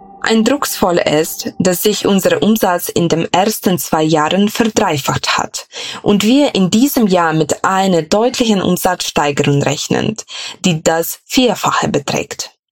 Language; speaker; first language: German; non-native, fluent; Ukrainian